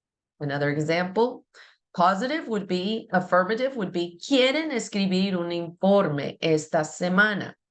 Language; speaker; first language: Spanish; non-native, fluent; English